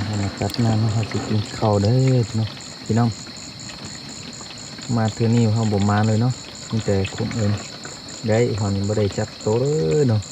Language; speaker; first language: Thai; non-native, local second language; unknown